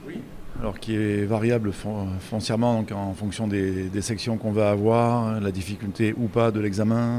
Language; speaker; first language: French; native; French